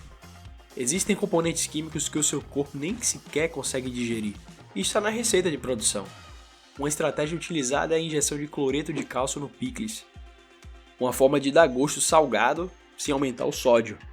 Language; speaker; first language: Portuguese; native; Portuguese